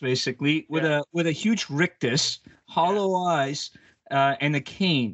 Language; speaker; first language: English; early bilingual, other home language; Arabic